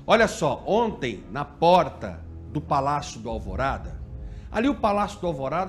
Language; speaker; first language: Portuguese; native; Portuguese